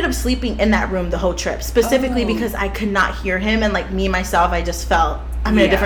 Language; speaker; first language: English; native; English